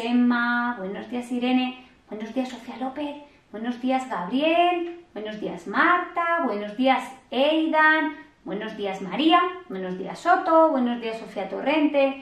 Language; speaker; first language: Spanish; native; Spanish